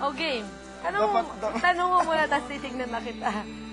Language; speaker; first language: Filipino; native; Filipino